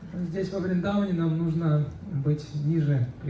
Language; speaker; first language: Russian; native; Russian